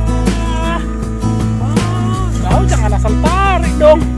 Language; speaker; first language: Indonesian; non-native, local second language; Batak Toba